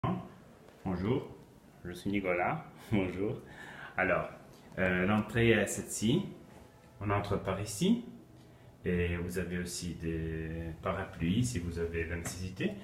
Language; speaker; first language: French; non-native, fluent; Italian